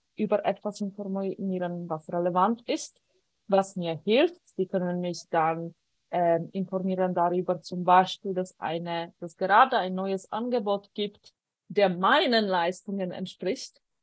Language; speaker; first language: German; non-native, fluent; Polish